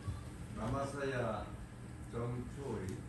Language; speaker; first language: Indonesian; non-native, learner; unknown